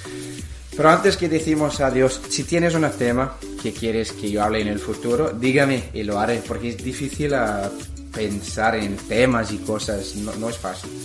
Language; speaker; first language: Spanish; non-native, learner; English